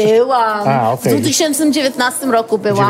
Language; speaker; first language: Polish; early bilingual, heritage; Polish